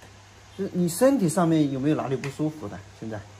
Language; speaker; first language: Chinese; native; Chinese